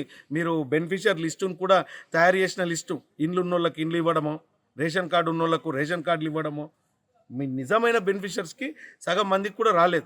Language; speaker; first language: Telugu; native; Telugu